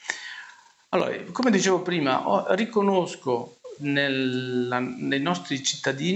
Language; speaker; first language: Italian; native; Italian